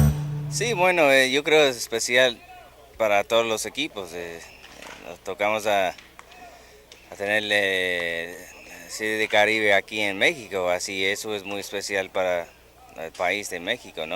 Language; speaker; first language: Spanish; non-native, fluent; English